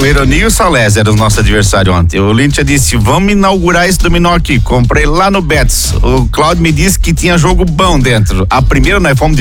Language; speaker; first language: Portuguese; native; Portuguese